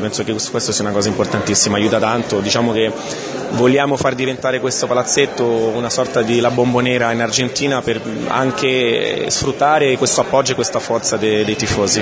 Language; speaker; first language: Italian; non-native, fluent; Portuguese